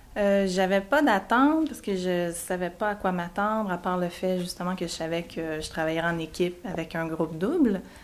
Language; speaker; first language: French; native; French